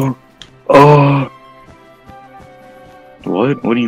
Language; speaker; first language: English; native; English